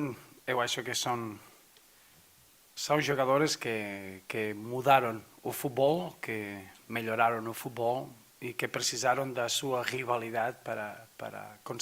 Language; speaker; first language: Portuguese; non-native, fluent; Spanish